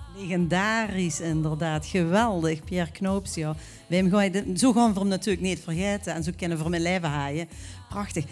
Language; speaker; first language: Dutch; native; Dutch